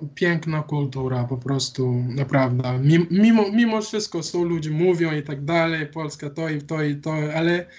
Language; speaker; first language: Polish; non-native, learner; Wolof